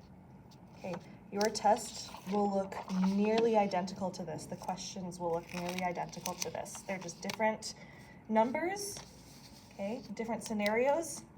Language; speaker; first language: English; native; English